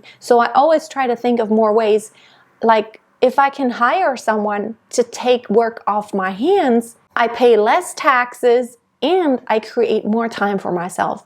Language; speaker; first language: English; non-native, fluent; German